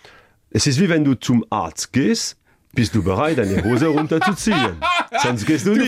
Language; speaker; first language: German; non-native, fluent; French